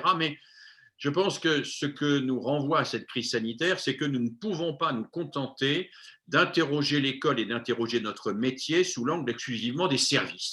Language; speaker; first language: French; native; French